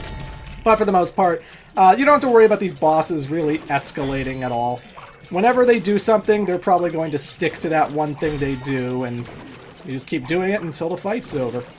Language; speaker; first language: English; native; English